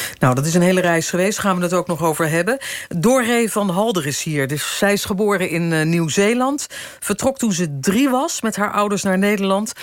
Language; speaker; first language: Dutch; native; Dutch